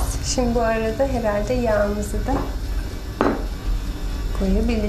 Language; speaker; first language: Turkish; native; Turkish